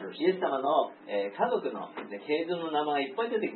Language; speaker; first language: Japanese; native; Japanese